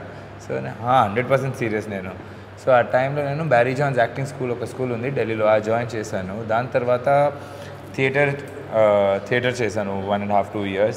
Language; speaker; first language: Telugu; non-native, learner; Hindi